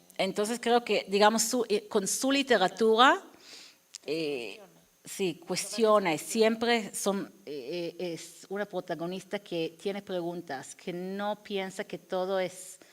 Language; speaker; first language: Spanish; non-native, fluent; Hebrew